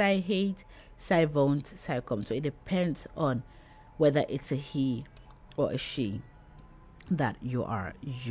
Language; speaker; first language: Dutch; non-native, fluent; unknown